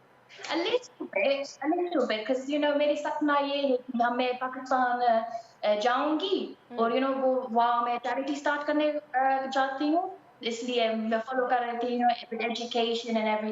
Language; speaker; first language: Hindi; early bilingual, heritage; Sindhi